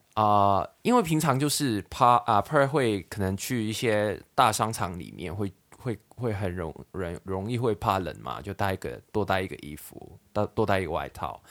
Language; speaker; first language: Chinese; non-native, local second language; Cantonese